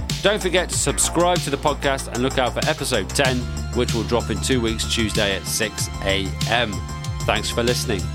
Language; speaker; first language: English; native; English